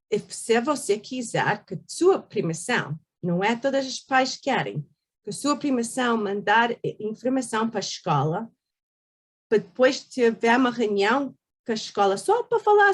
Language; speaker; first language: Portuguese; early bilingual, heritage; Portuguese